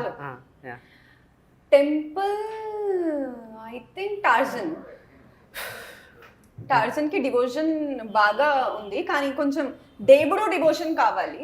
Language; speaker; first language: Telugu; non-native, fluent; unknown